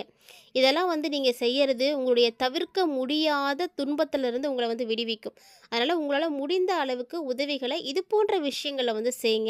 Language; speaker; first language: Tamil; native; Tamil